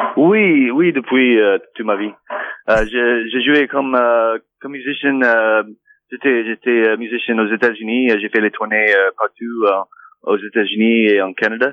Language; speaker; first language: French; non-native, fluent; English